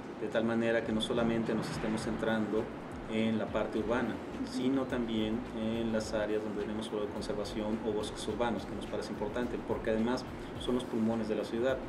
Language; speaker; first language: Spanish; native; Spanish